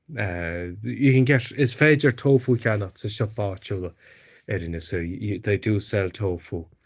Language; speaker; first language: Irish; native; Irish